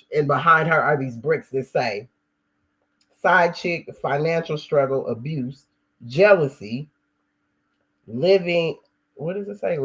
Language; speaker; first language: English; native; English